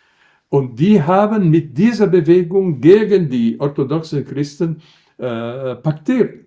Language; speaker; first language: German; non-native, fluent; Arabic